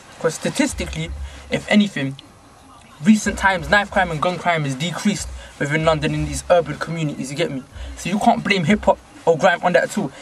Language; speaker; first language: English; native; English